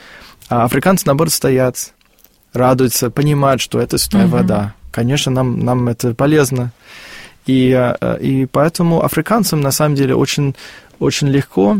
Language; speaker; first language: Russian; non-native, fluent; Afrikaans